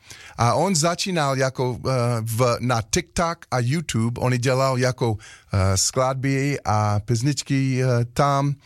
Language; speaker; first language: Czech; non-native, learner; English